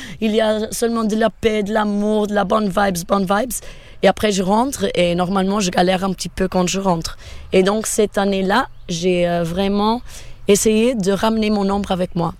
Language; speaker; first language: French; non-native, fluent; Portuguese